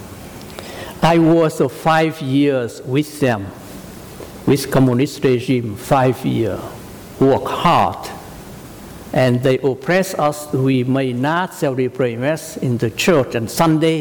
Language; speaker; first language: English; non-native, learner; Vietnamese